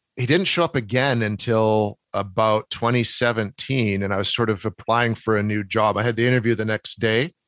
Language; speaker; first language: English; native; English